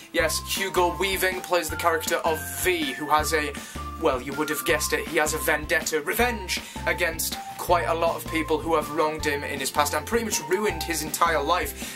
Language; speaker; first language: English; native; English